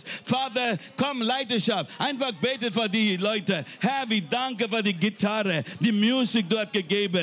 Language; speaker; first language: German; non-native, learner; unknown